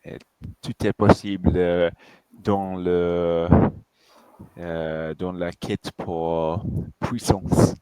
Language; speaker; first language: French; non-native, fluent; English